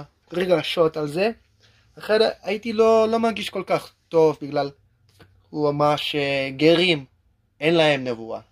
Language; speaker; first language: Hebrew; non-native, learner; English